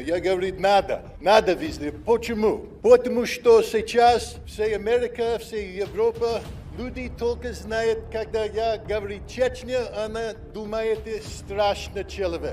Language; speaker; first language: Russian; non-native, learner; English